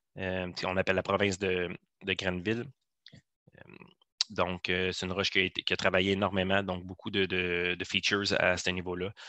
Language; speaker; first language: French; native; French